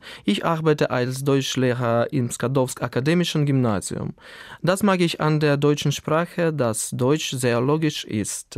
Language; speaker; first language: German; non-native, fluent; Ukrainian